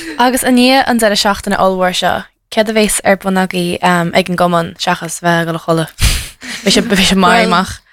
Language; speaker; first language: Irish; non-native, local second language; English